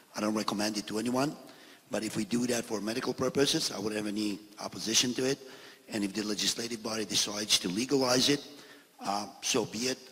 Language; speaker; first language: English; non-native, fluent; Albanian